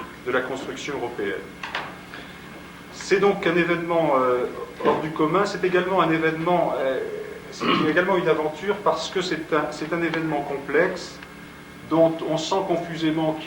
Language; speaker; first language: French; native; French